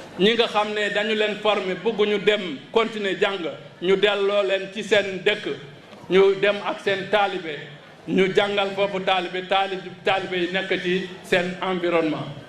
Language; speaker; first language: Wolof; non-native, local second language; Fula